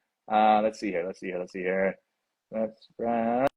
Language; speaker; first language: English; native; English